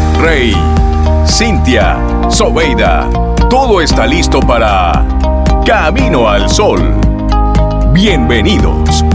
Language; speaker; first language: Spanish; native; Spanish